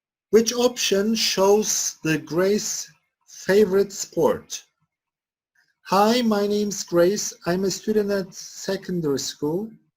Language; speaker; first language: English; non-native, fluent; Turkish